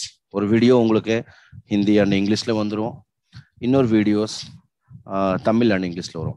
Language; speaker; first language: Tamil; non-native, local second language; Hindi